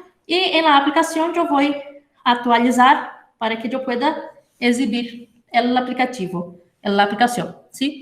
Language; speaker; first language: Spanish; non-native, fluent; Portuguese